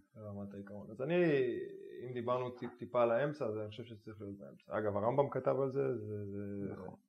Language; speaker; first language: Hebrew; native; Hebrew